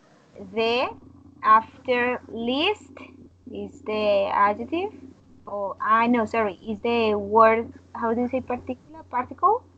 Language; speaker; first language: English; non-native, learner; Spanish